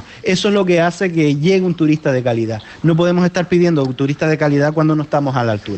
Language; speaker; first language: Spanish; native; Spanish